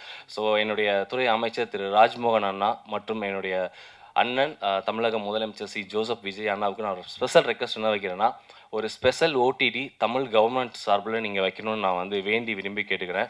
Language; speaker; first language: Tamil; native; Tamil